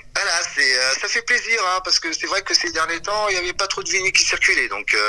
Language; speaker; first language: French; native; French